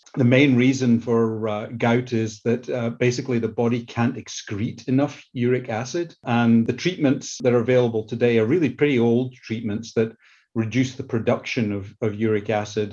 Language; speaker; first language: English; native; English